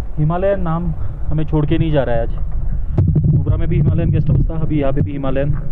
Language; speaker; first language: Hindi; non-native, local second language; Marathi